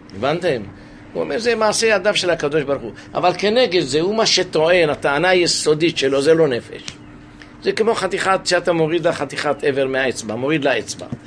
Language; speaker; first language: Hebrew; native; Hebrew